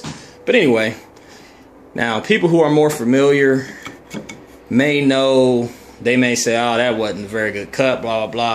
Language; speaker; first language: English; native; English